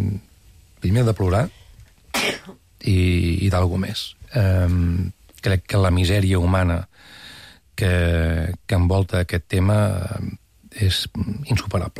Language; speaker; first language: Catalan; native; Catalan